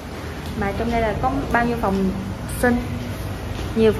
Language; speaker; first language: Vietnamese; native; Vietnamese